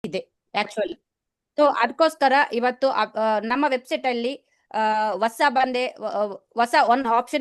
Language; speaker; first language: Kannada; non-native, learner; Telugu